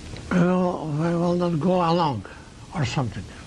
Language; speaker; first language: English; non-native, learner; Russian